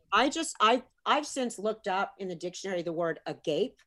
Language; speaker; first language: English; native; English